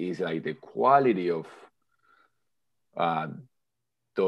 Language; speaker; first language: English; non-native, fluent; Spanish